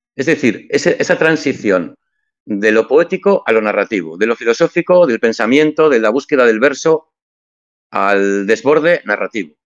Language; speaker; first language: Spanish; native; Spanish